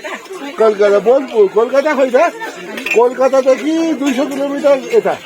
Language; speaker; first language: Nepali; non-native, learner; Bangla